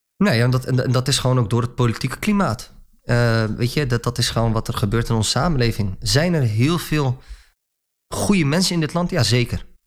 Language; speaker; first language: Dutch; early bilingual, other home language; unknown